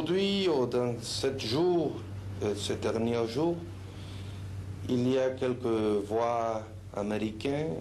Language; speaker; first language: French; non-native, fluent; Spanish